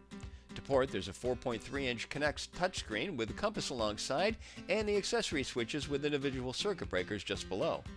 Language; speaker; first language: English; native; English